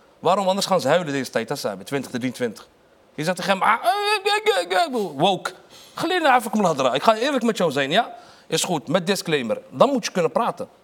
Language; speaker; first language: Dutch; early bilingual, other home language; Arabic